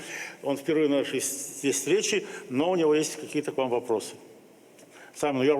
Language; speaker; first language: Russian; native; Russian